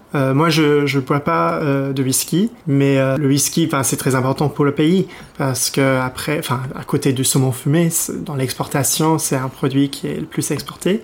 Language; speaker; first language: French; non-native, fluent; English